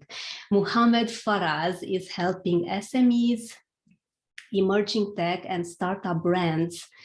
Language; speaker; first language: English; non-native, fluent; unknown